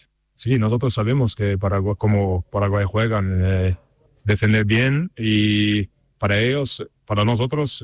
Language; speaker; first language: Spanish; non-native, learner; German